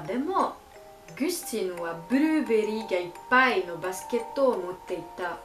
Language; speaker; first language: Japanese; non-native, learner; French